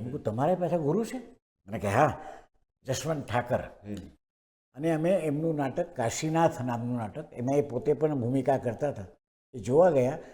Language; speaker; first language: Gujarati; non-native, local second language; Marathi